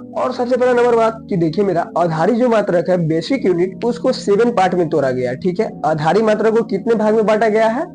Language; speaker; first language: Hindi; native; Hindi